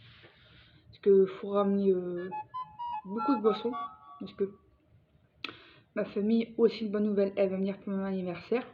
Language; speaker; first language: French; native; French